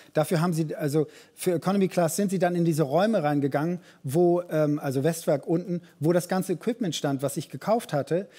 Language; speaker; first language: German; native; German